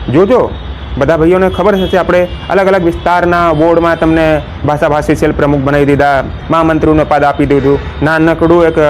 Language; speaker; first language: Gujarati; non-native, local second language; Hindi